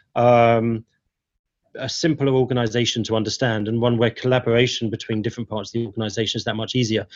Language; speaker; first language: English; native; English